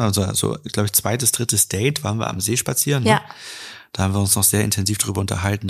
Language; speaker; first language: German; native; German